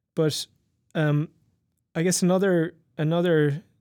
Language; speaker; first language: English; native; English